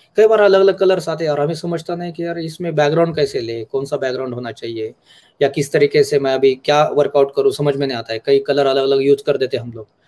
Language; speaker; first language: Hindi; non-native, local second language; Marathi